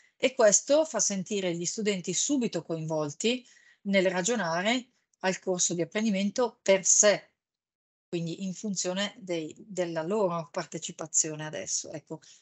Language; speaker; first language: Italian; native; Italian